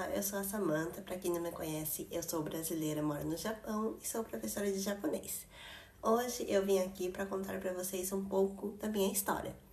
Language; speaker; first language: Portuguese; early bilingual, heritage; Portuguese